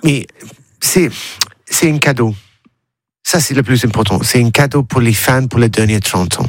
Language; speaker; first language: French; non-native, learner; English